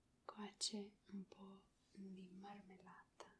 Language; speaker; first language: Italian; non-native, learner; Spanish